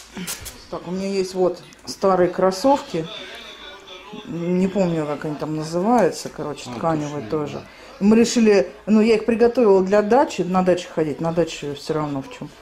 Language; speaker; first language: Russian; native; Russian